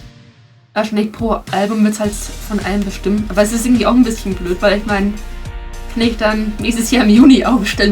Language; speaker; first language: German; native; German